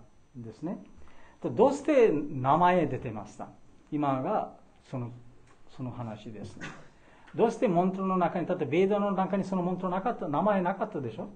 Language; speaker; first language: Japanese; non-native, fluent; Bangla